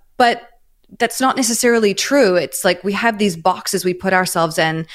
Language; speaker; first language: English; native; English